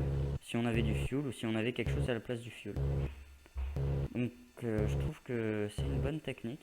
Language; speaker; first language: French; native; French